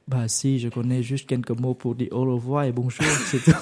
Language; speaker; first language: French; non-native, learner; Vietnamese